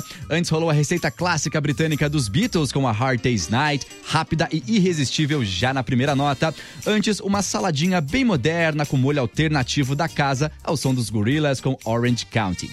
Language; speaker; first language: Portuguese; native; Portuguese